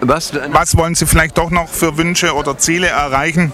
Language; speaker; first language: German; native; German